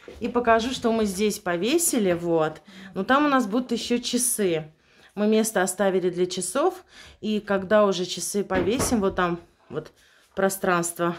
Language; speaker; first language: Russian; native; Russian